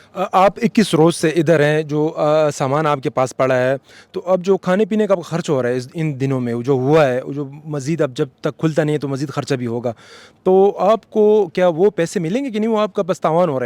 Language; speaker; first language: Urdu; non-native, local second language; Pashto